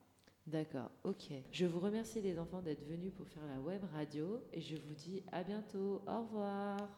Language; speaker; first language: French; native; French